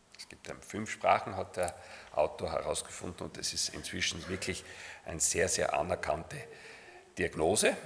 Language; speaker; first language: German; native; German